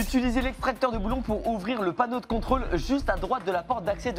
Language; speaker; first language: French; native; French